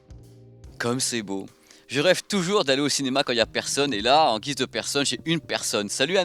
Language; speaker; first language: French; native; French